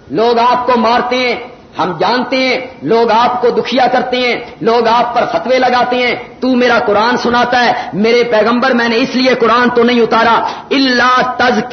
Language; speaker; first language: Urdu; non-native, local second language; Punjabi